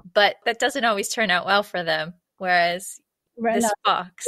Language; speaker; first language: English; native; English